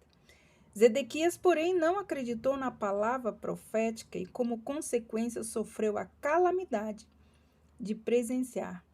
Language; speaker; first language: Portuguese; native; Portuguese